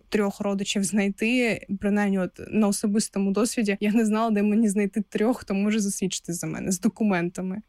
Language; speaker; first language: Ukrainian; non-native, local second language; Russian